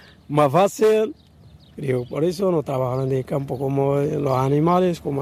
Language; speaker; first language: Spanish; non-native, learner; Arabic